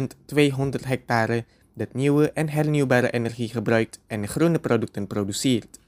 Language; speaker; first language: Dutch; non-native, fluent; Indonesian